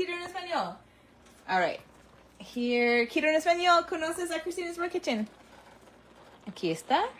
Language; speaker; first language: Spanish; non-native, learner; English